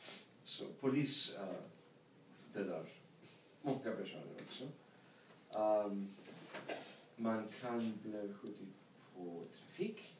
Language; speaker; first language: Swedish; non-native, learner; English